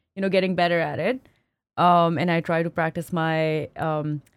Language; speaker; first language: English; non-native, local second language; Urdu